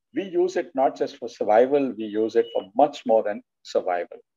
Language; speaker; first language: English; non-native, local second language; Telugu